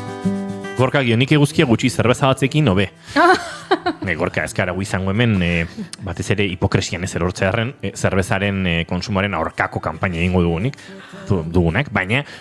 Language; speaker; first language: Basque; native; Basque